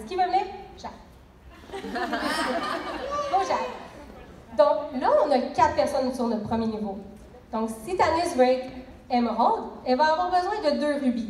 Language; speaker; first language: French; native; French